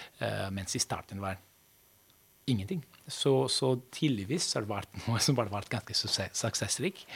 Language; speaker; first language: Norwegian; non-native, fluent; Italian